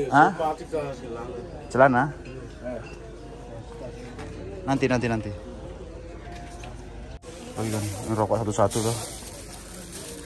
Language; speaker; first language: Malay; non-native, local second language; Javanese